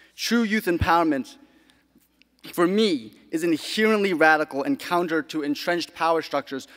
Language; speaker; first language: English; native; English